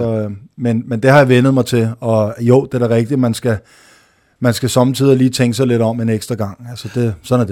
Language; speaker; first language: Danish; native; Danish